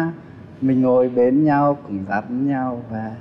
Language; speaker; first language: Vietnamese; native; Vietnamese